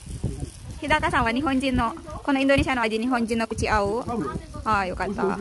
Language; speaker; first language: Japanese; non-native, learner; Indonesian